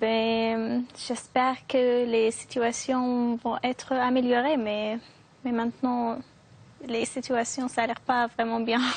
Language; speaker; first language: French; non-native, fluent; Arabic